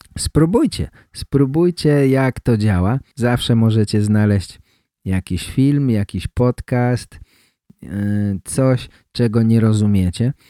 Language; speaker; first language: Polish; native; Polish